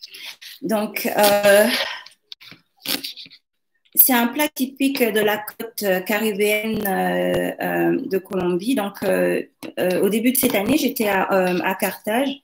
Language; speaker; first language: French; non-native, local second language; Lingala